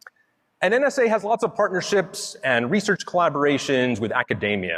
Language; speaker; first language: English; native; English